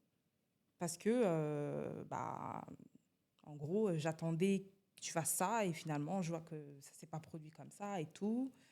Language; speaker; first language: French; native; French